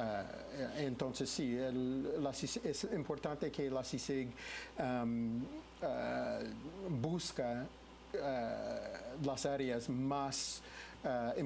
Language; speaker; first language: Spanish; non-native, fluent; English